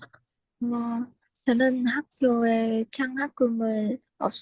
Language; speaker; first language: Korean; non-native, learner; Vietnamese